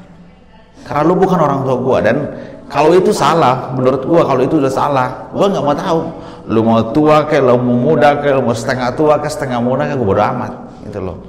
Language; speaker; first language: Indonesian; native; Indonesian